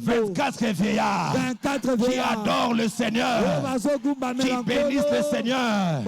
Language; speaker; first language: French; non-native, local second language; Lingala